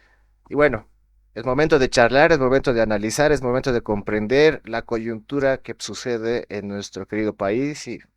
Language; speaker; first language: Spanish; native; Spanish